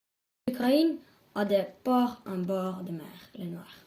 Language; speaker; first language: French; non-native, learner; Dutch